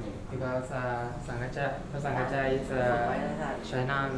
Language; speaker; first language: English; non-native, learner; Thai